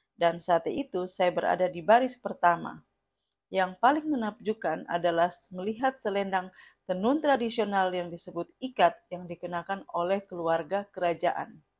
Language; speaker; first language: Indonesian; non-native, fluent; Russian